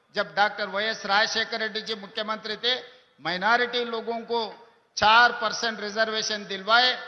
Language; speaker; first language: Hindi; non-native, local second language; Telugu